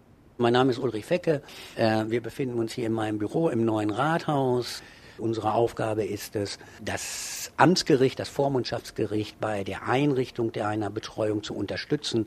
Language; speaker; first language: German; native; German